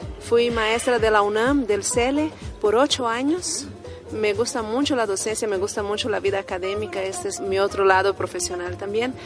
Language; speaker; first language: Spanish; non-native, fluent; Portuguese